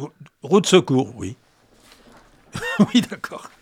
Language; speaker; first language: French; native; French